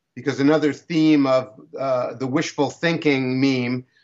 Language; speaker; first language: English; native; English